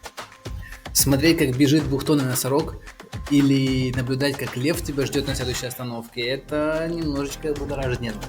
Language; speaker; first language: Russian; native; Russian